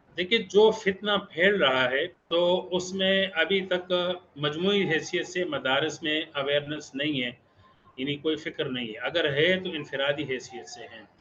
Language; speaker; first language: Urdu; non-native, local second language; Pashto